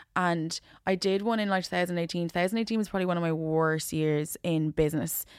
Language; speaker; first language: English; native; English